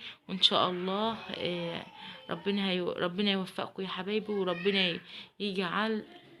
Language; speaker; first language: Arabic; native; Arabic